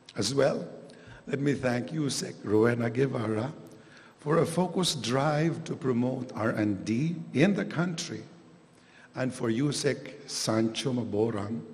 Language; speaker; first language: English; non-native, local second language; Filipino